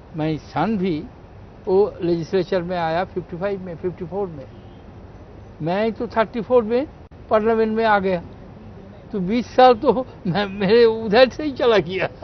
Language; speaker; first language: Hindi; non-native, local second language; Bangla